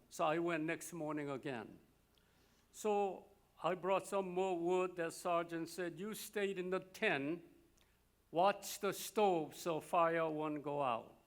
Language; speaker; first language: English; non-native, fluent; Korean